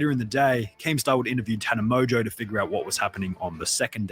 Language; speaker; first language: English; native; English